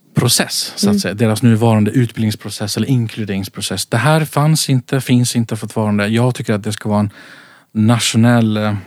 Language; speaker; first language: Swedish; early bilingual, other home language; Central Kurdish